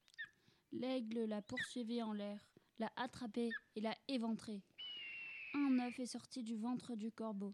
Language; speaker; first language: French; native; French